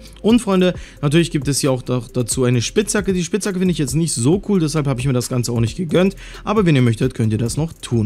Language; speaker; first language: German; native; German